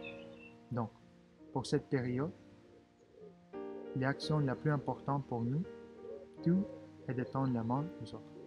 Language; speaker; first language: French; non-native, fluent; Russian